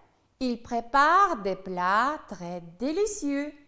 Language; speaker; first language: French; non-native, fluent; Uzbek